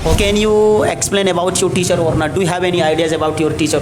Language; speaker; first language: English; non-native, local second language; Hindi